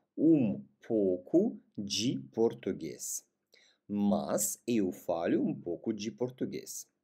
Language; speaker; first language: Portuguese; non-native, fluent; Russian